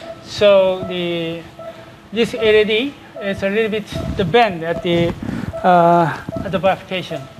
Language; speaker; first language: English; non-native, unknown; Japanese